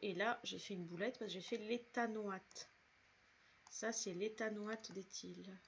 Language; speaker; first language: French; native; French